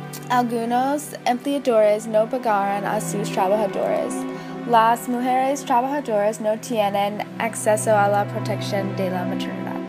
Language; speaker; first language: Spanish; non-native, learner; English